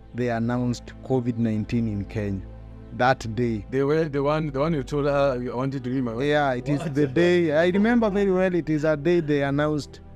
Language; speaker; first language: English; non-native, local second language; Luyia